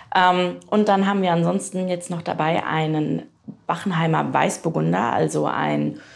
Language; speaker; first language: German; native; German